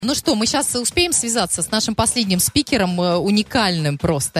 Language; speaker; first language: Russian; native; Russian